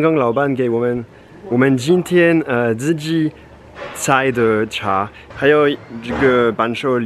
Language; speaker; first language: Chinese; non-native, fluent; French